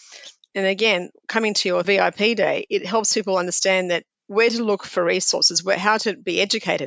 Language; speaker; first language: English; native; English